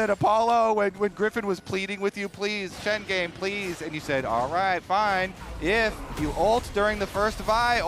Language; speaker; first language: English; native; English